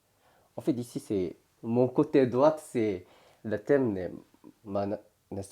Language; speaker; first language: French; non-native, learner; Korean